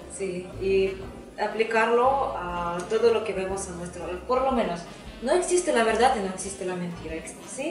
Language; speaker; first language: Spanish; non-native, fluent; Russian